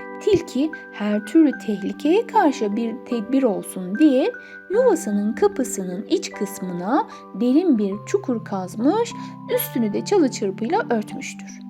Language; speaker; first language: Turkish; native; Turkish